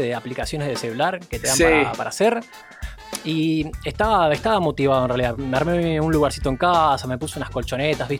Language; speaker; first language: Spanish; native; Spanish